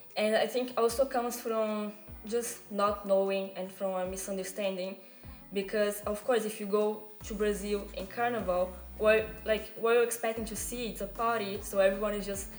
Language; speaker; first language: English; non-native, fluent; Portuguese